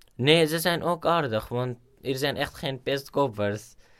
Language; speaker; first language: Dutch; non-native, learner; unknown